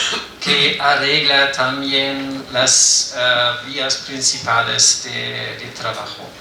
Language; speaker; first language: Spanish; non-native, fluent; German